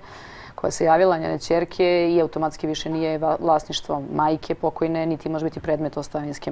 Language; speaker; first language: Croatian; native; Croatian